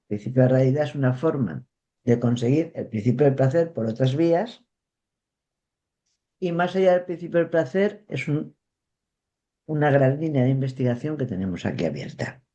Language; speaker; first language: Spanish; native; Spanish